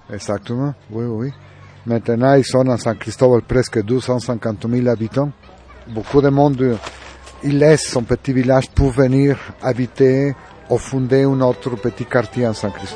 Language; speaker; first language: French; non-native, learner; Spanish